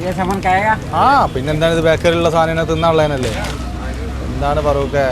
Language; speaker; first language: Malayalam; native; Malayalam